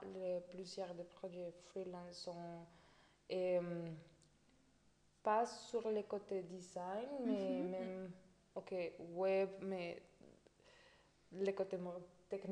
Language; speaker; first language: French; non-native, fluent; Spanish